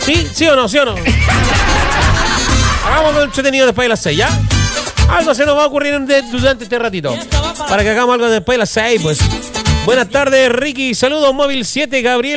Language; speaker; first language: Spanish; native; Spanish